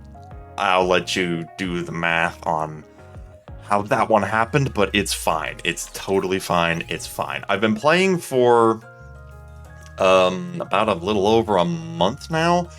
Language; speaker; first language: English; native; English